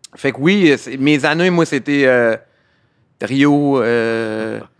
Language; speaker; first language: French; native; French